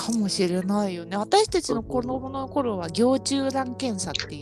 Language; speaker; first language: Japanese; native; Japanese